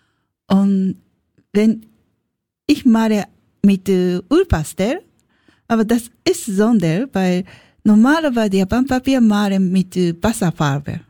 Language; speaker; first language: German; non-native, learner; Japanese